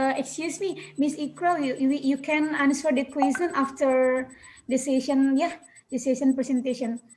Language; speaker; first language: English; non-native, learner; Indonesian